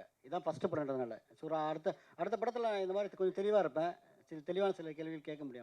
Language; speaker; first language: Tamil; native; Tamil